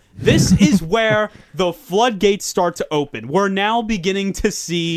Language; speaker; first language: English; native; English